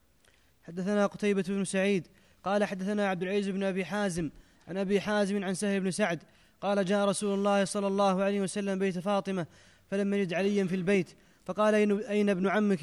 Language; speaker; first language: Arabic; native; Arabic